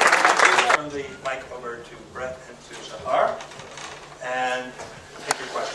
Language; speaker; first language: English; native; English